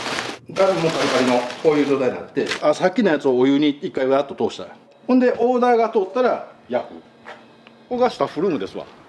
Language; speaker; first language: Japanese; native; Japanese